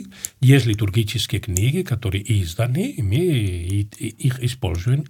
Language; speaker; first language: Russian; non-native, fluent; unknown